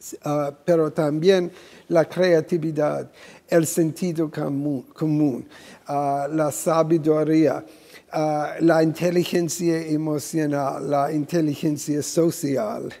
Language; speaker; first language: Spanish; non-native, fluent; English